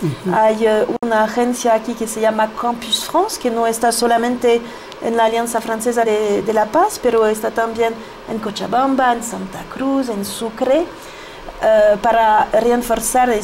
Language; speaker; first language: Spanish; non-native, fluent; French